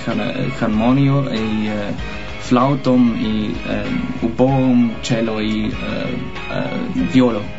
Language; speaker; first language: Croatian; non-native, learner; Dutch